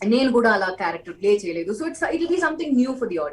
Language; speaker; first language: Telugu; non-native, local second language; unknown